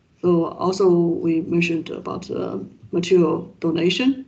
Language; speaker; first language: English; non-native, fluent; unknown